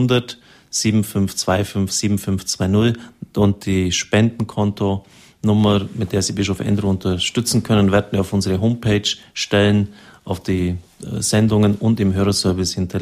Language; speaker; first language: German; native; German